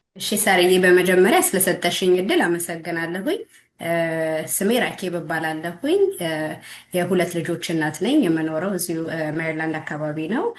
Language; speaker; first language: Amharic; native; Amharic